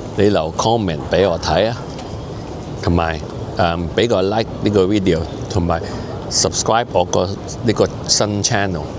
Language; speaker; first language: Cantonese; early bilingual, heritage; Cantonese